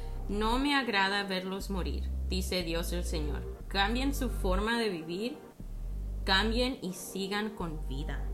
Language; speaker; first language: Spanish; early bilingual, heritage; Spanish